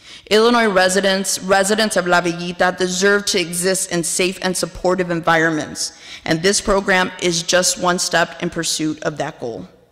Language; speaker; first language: English; early bilingual, other home language; Spanish